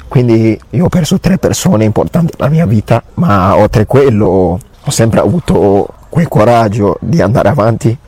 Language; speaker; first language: Italian; non-native, fluent; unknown